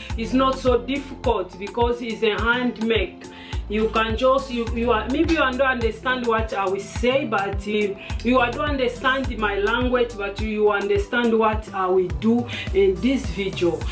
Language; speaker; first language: English; non-native, learner; Lingala